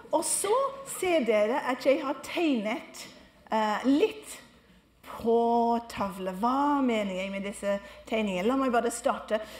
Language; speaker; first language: Norwegian; non-native, fluent; English